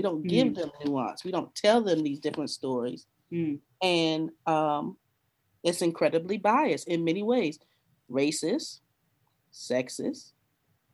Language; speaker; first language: English; native; English